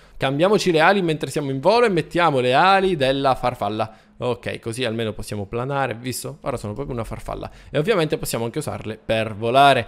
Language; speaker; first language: Italian; native; Italian